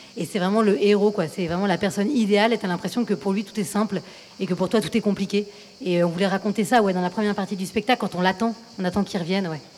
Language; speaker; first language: French; native; French